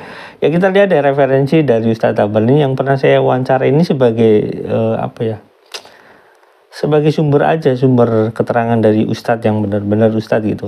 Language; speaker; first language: Indonesian; native; Indonesian